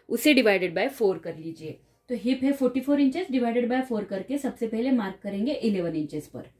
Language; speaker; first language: Hindi; non-native, local second language; Marathi